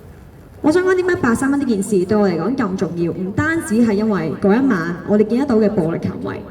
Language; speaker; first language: Cantonese; native; Cantonese